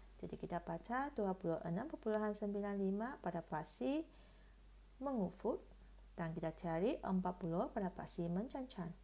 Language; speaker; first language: Malay; non-native, local second language; Chinese